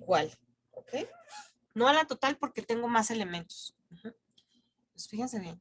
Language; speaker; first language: Spanish; native; Spanish